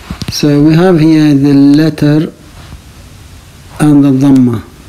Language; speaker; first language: English; non-native, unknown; Arabic